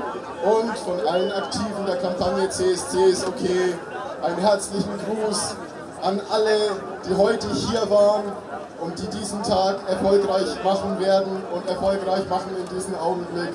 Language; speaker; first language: German; native; German